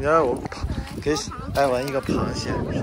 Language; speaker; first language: Chinese; native; Chinese